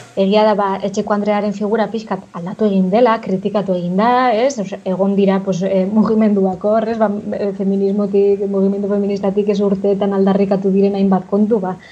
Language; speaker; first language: Basque; native; Basque